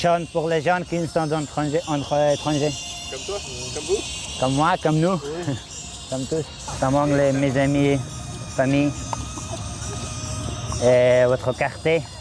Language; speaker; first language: French; non-native, learner; Persian